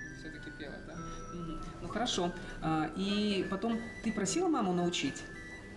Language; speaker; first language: Russian; native; Russian